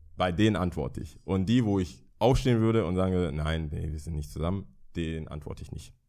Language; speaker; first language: German; early bilingual, other home language; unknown